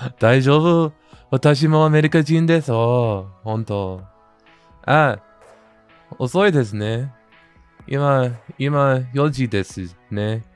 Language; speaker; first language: Japanese; non-native, learner; English